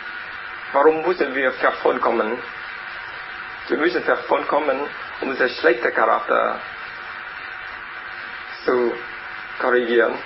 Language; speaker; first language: German; non-native, learner; Vietnamese